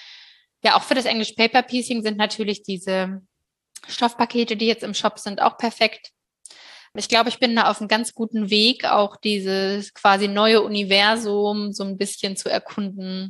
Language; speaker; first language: German; native; German